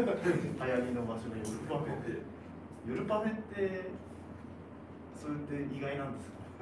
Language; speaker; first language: Japanese; native; Japanese